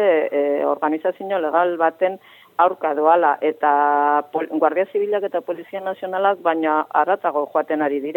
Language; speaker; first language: Basque; native; Basque